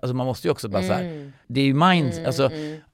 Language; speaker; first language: Swedish; native; Swedish